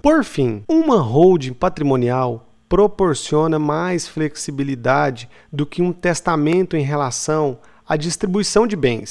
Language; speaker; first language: Portuguese; native; Portuguese